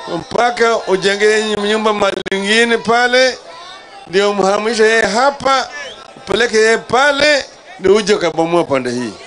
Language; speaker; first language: Swahili; non-native, local second language; Luo (Kenya and Tanzania)